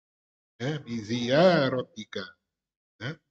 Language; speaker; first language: Arabic; non-native, fluent; Indonesian